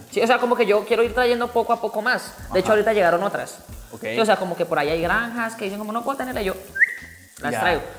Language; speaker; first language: Spanish; native; Spanish